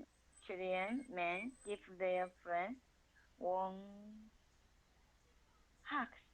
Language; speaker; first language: English; non-native, learner; Chinese